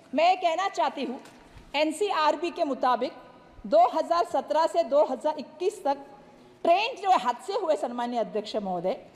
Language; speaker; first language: Hindi; non-native, local second language; Marathi